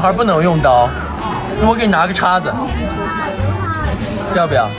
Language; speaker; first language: Chinese; native; Chinese